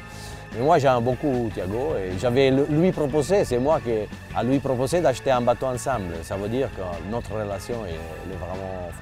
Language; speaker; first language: French; non-native, fluent; Italian